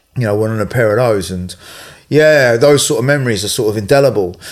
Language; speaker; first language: English; native; English